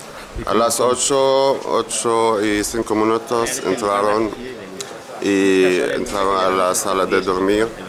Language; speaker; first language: Spanish; non-native, fluent; Arabic